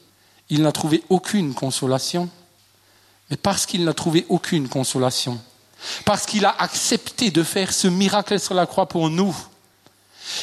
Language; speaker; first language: French; native; French